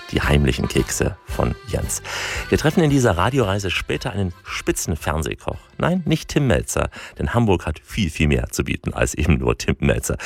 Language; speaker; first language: German; native; German